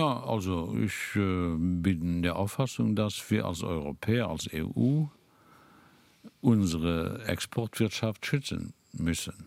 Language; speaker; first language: German; non-native, local second language; Luxembourgish